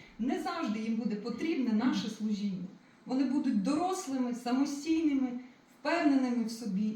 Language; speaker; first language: Ukrainian; non-native, local second language; Russian